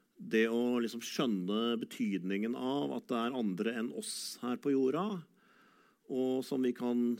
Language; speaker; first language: Norwegian; native; Norwegian